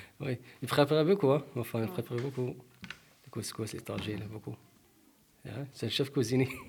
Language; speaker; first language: French; non-native, learner; Arabic